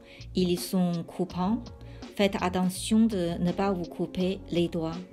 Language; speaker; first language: French; non-native, fluent; Chinese